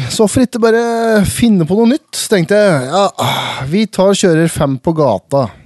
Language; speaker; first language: Norwegian; native; Norwegian